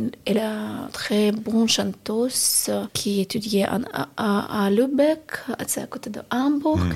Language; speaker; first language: French; non-native, learner; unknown